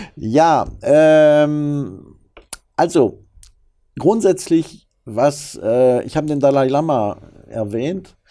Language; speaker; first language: German; non-native, fluent; French